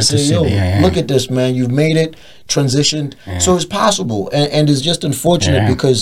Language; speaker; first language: English; non-native, local second language; Zulu